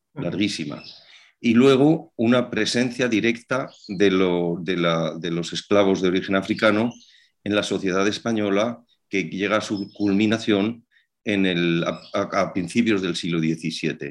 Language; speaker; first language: Spanish; native; Spanish